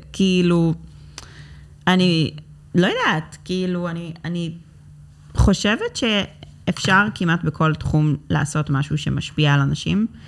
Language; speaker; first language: Hebrew; native; Hebrew